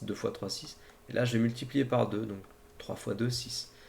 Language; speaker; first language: French; native; French